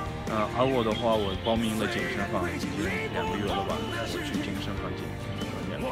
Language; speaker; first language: Chinese; non-native, fluent; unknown